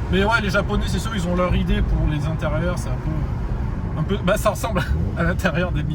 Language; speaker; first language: French; native; French